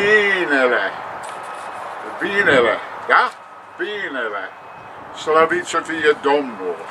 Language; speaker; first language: Romanian; non-native, learner; English